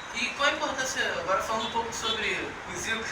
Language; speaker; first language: Portuguese; native; Portuguese